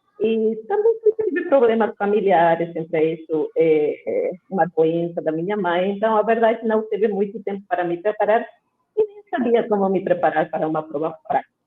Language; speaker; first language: Portuguese; non-native, fluent; Spanish